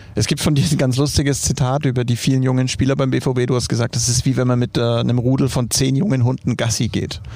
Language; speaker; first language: German; native; German